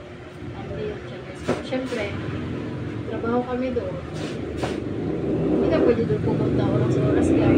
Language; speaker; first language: Filipino; native; Filipino